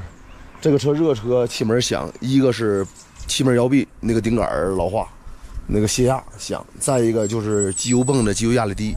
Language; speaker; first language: Chinese; native; Chinese